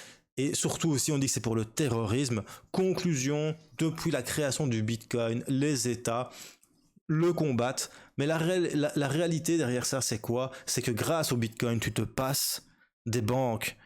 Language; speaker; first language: French; native; French